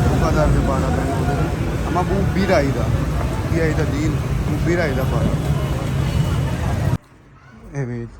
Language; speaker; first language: Turkish; non-native, learner; Urdu